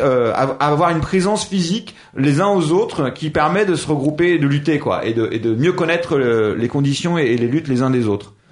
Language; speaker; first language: French; native; French